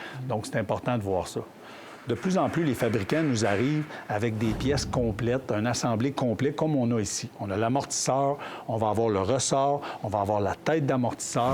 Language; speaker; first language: French; native; French